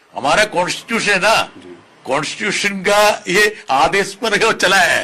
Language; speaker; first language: Hindi; non-native, local second language; Malayalam